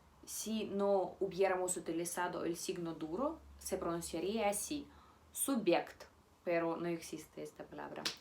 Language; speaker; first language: Spanish; non-native, fluent; Russian